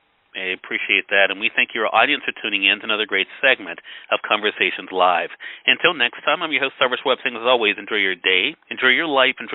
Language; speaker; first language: English; native; English